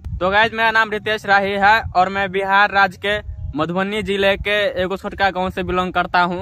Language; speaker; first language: Hindi; non-native, local second language; Maithili